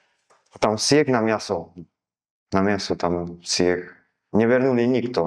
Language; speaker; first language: Russian; non-native, learner; Slovak